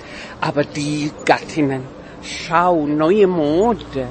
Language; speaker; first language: German; non-native, fluent; Czech